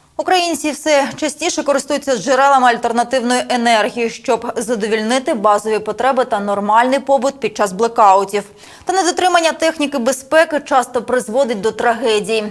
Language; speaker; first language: Ukrainian; native; Ukrainian